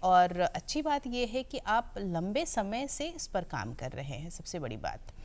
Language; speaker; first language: Hindi; native; Hindi